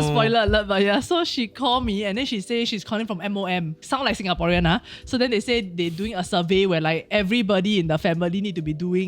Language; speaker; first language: English; native; English